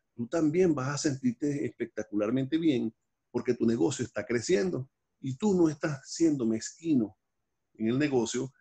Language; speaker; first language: Spanish; native; Spanish